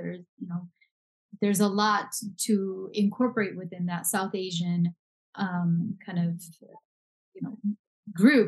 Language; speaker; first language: English; non-native, local second language; Punjabi